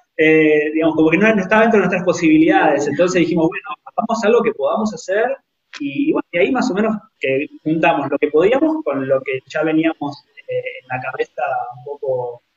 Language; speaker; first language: Spanish; native; Spanish